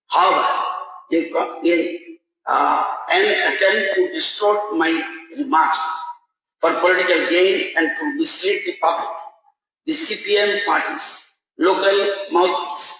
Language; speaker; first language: English; non-native, local second language; Bangla